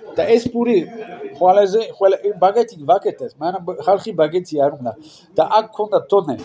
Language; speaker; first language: Georgian; non-native, learner; French